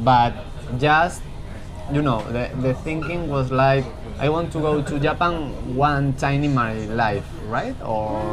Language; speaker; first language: English; non-native, learner; Spanish